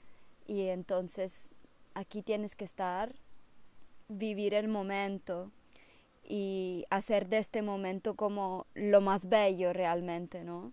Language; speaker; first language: Spanish; non-native, fluent; Italian